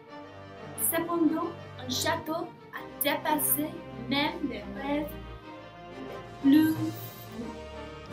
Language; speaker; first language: French; non-native, learner; English